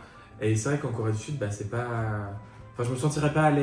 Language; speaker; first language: French; native; French